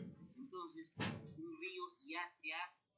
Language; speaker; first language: Spanish; native; Spanish